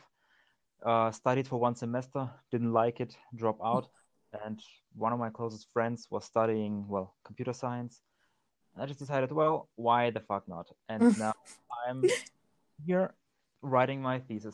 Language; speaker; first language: English; non-native, fluent; German